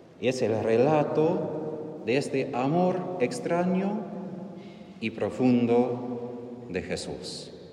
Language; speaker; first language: Spanish; non-native, fluent; English